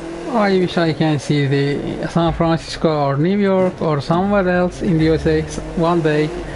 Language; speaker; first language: English; non-native, fluent; Turkish